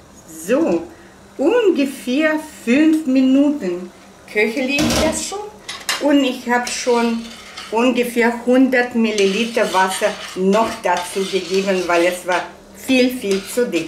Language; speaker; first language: German; non-native, fluent; Russian